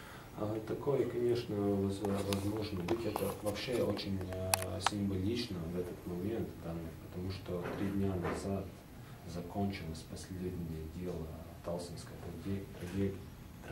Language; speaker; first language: Russian; non-native, local second language; Latvian